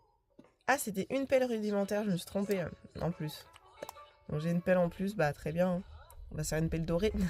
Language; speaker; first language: French; native; French